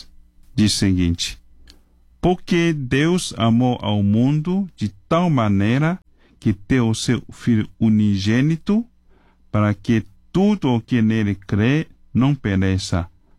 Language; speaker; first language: Portuguese; non-native, fluent; Chinese